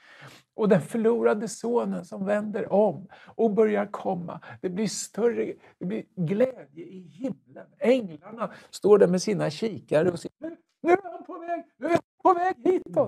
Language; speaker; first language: Swedish; native; Swedish